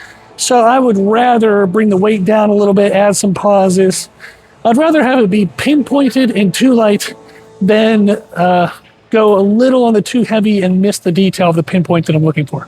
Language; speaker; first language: English; native; English